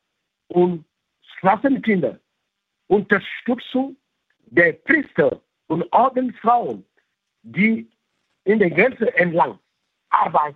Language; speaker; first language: German; non-native, fluent; French